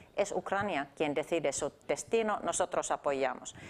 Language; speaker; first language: Spanish; non-native, fluent; Finnish